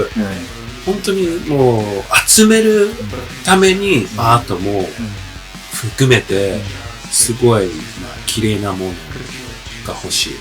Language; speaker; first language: Japanese; non-native, fluent; English